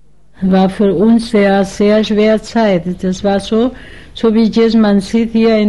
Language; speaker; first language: German; non-native, fluent; Spanish